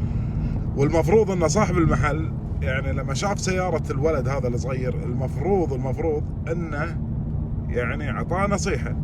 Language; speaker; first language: Arabic; native; Arabic